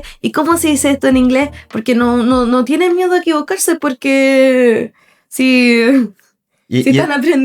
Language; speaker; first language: Spanish; non-native, fluent; English